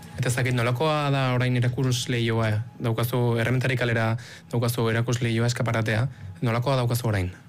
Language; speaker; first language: Basque; native; Basque